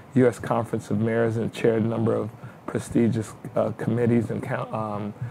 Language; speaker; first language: English; native; English